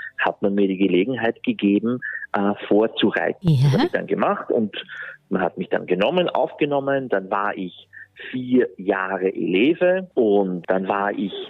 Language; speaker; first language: German; native; German